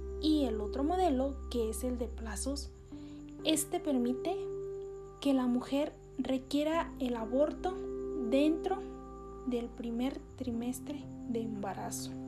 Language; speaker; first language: Spanish; native; Spanish